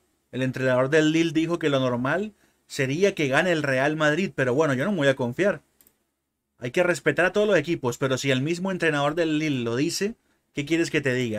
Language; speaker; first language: Spanish; native; Spanish